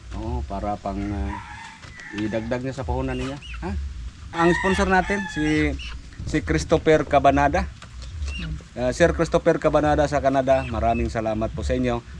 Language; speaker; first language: Filipino; non-native, local second language; Cebuano